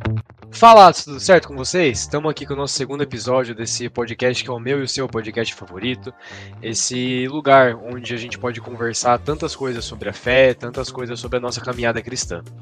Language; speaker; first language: Portuguese; native; Portuguese